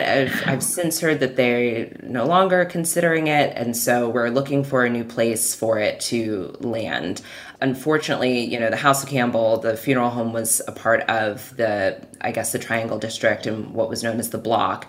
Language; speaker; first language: English; native; English